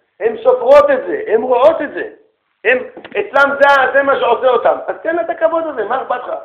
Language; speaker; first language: Hebrew; native; Hebrew